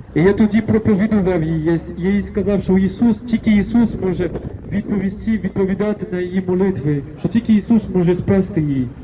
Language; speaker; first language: Ukrainian; non-native, fluent; French